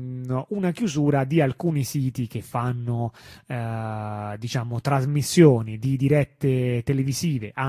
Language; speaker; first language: Italian; native; Italian